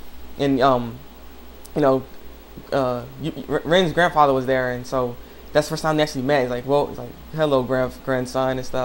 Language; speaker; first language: English; native; English